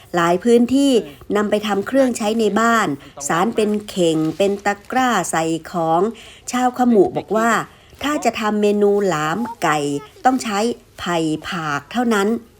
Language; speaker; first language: Thai; native; Thai